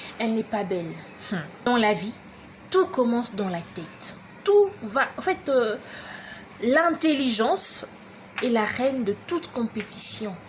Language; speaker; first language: French; non-native, local second language; Lingala